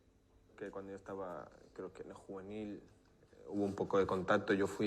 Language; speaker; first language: Spanish; early bilingual, other home language; Arabic